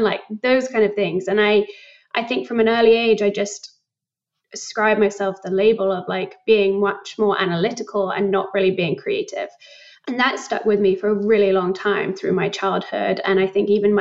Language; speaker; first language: English; native; English